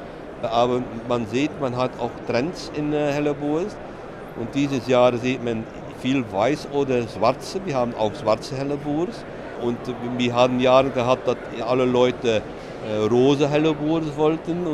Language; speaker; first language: German; non-native, fluent; Dutch